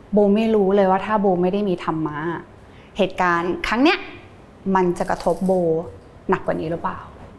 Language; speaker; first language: Thai; early bilingual, heritage; Thai